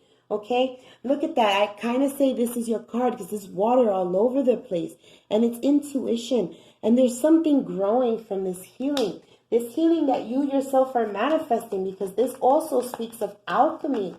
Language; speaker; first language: English; native; English